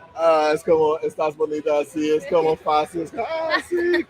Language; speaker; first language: Spanish; non-native, learner; English